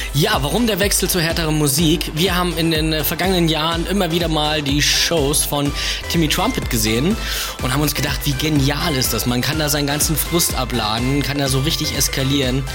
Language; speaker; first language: German; native; German